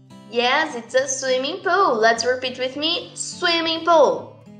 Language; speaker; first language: English; non-native, fluent; Portuguese